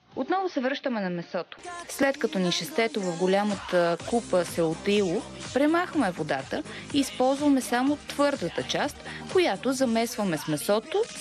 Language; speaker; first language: Bulgarian; non-native, fluent; Korean